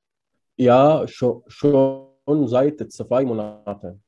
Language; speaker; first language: German; non-native, learner; Arabic